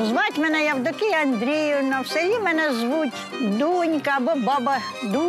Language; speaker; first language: Ukrainian; native; Ukrainian